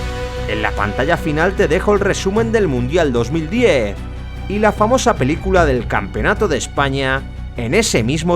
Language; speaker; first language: Spanish; native; Spanish